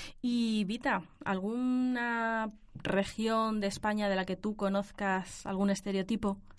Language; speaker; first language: Spanish; native; Spanish